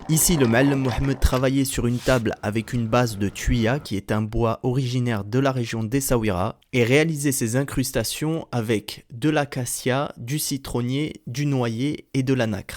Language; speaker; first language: French; native; French